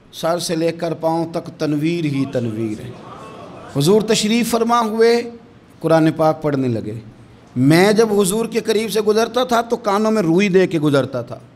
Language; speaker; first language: Urdu; non-native, local second language; Punjabi